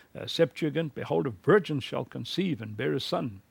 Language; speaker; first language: English; native; English